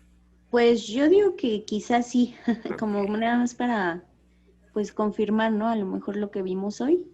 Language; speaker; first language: Spanish; native; Spanish